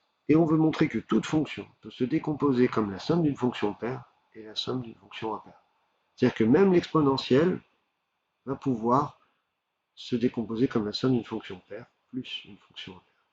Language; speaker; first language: French; native; French